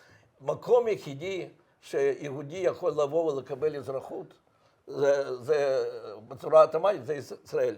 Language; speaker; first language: Hebrew; non-native, fluent; Russian